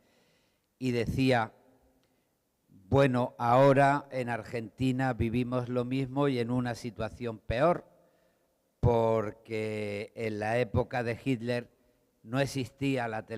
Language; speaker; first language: Spanish; native; Spanish